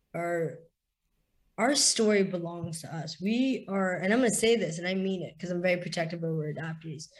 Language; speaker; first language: English; native; English